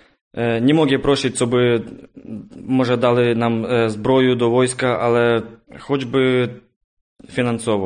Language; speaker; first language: Polish; non-native, learner; Ukrainian